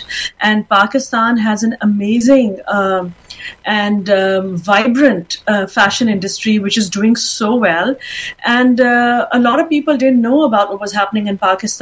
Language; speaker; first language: English; non-native, local second language; Urdu